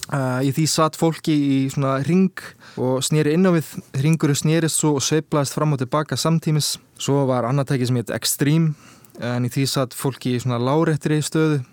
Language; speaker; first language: Icelandic; early bilingual, heritage; Icelandic